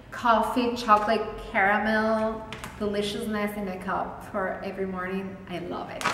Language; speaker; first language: English; non-native, fluent; Spanish